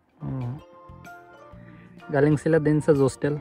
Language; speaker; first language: Filipino; non-native, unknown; Hindi